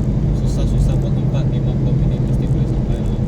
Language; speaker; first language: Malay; non-native, local second language; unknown